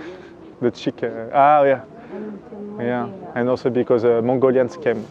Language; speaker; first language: English; non-native, fluent; French